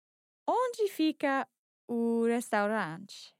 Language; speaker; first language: Portuguese; non-native, learner; English